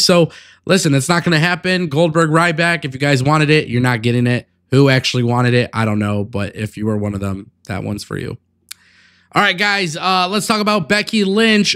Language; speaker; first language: English; native; English